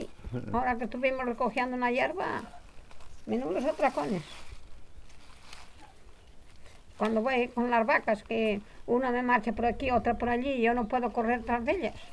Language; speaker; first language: Spanish; non-native, local second language; Galician